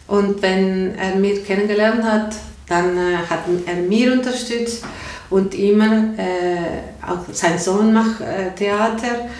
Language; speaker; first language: German; non-native, learner; Spanish